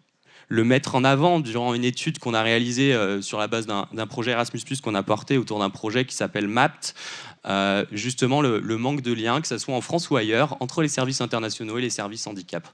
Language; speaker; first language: French; native; French